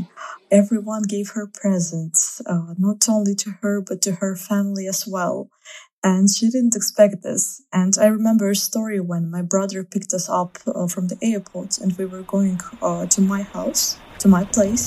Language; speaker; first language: English; non-native, fluent; Russian